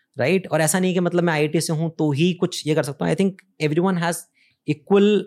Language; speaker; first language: Hindi; native; Hindi